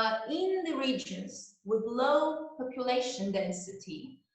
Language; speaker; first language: English; non-native, fluent; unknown